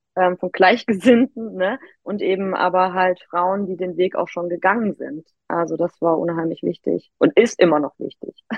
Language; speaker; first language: German; native; German